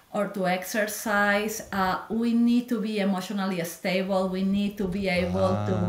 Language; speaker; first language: English; non-native, fluent; Spanish